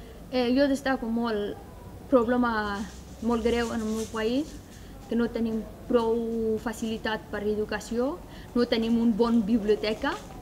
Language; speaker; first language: Catalan; non-native, fluent; Persian